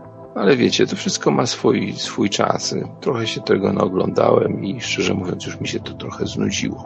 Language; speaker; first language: Polish; native; Polish